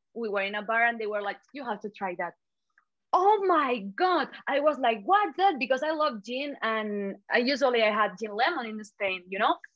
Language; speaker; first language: English; non-native, fluent; Spanish